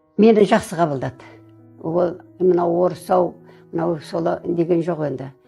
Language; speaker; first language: Kazakh; early bilingual, other home language; Russian